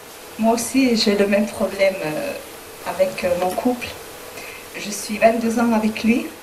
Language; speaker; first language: French; non-native, fluent; Spanish